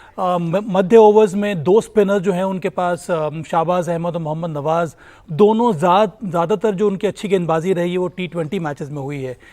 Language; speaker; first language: Hindi; native; Hindi